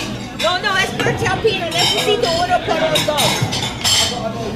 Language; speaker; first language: Spanish; non-native, learner; English